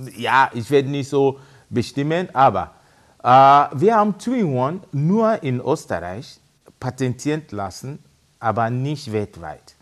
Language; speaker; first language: German; non-native, fluent; Yoruba